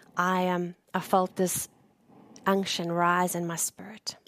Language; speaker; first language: English; native; English